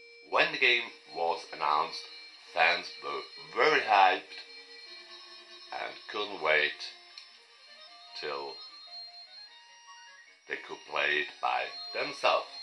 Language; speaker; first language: English; non-native, fluent; German